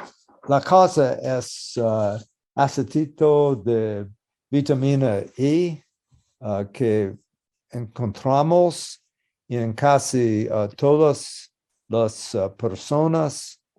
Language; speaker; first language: Spanish; non-native, learner; English